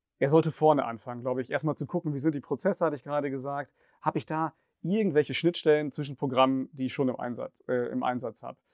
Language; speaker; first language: German; native; German